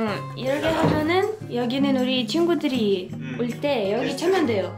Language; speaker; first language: Korean; non-native, learner; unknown